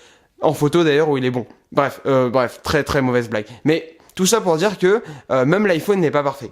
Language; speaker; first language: French; native; French